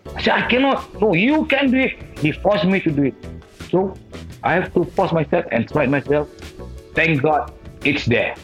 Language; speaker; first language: English; non-native, local second language; Malay